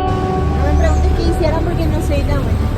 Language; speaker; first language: Spanish; native; Spanish